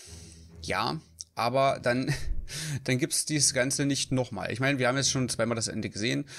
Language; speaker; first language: German; native; German